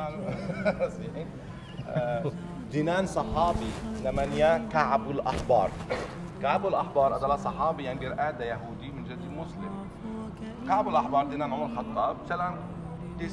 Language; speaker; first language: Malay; non-native, learner; Arabic